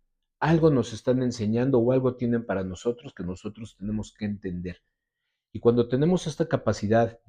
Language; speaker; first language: Spanish; native; Spanish